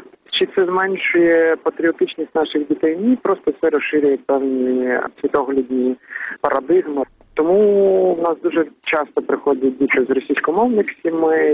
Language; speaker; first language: Ukrainian; native; Ukrainian